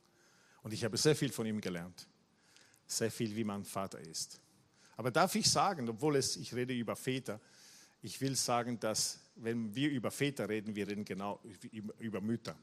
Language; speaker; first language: German; non-native, fluent; Italian